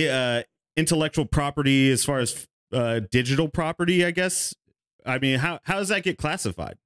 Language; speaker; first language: English; native; English